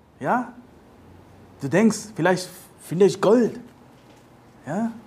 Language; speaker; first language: German; non-native, fluent; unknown